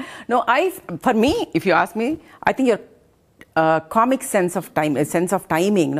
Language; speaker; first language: English; non-native, local second language; Telugu